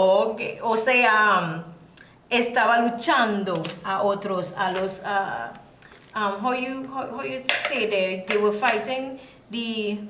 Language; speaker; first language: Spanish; non-native, learner; English